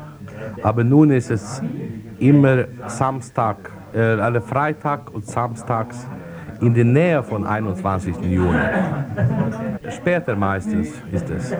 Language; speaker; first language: German; non-native, learner; Swedish